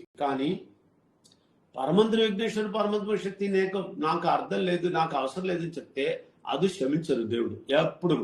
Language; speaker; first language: Telugu; non-native, learner; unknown